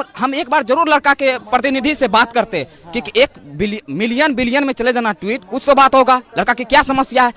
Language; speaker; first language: Hindi; native; Hindi